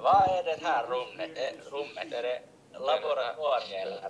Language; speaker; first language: Swedish; non-native, local second language; Finnish